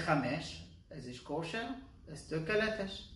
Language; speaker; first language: Hungarian; non-native, learner; Hebrew